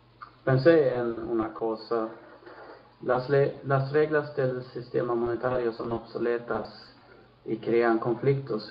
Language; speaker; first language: Spanish; non-native, fluent; Swedish